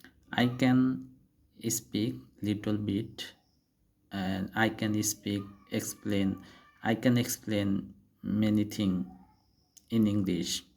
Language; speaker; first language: English; non-native, learner; Bangla